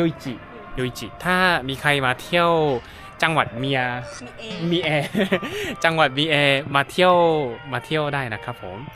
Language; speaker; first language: Thai; non-native, fluent; Korean